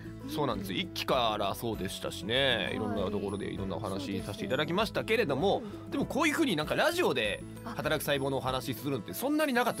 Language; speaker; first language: Japanese; native; Japanese